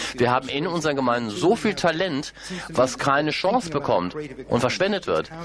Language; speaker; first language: German; non-native, fluent; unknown